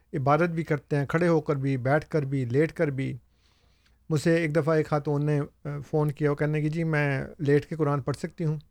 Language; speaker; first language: Urdu; native; Urdu